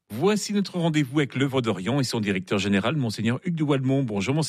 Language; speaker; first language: French; native; French